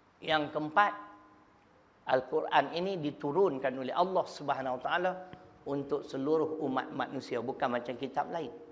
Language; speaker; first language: Malay; native; Malay